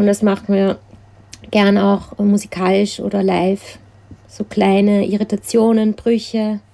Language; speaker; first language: German; native; German